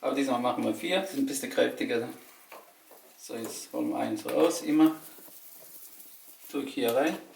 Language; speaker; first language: German; non-native, learner; Turkish